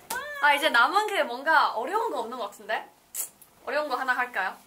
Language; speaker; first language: Korean; non-native, learner; Chinese